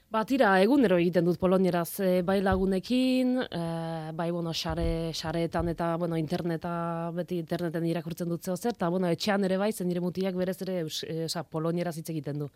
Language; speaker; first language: Basque; non-native, fluent; Polish